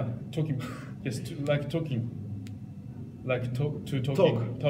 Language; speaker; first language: English; non-native, learner; Japanese